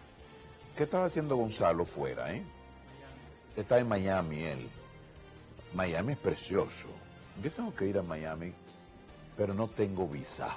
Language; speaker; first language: Spanish; native; Spanish